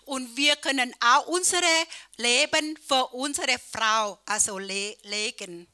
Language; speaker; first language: German; non-native, learner; Thai